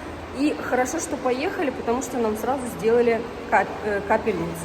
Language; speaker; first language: Russian; native; Russian